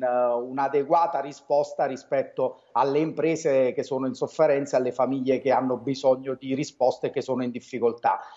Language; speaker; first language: Italian; native; Italian